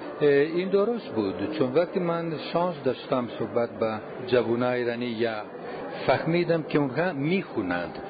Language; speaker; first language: Persian; non-native, learner; Greek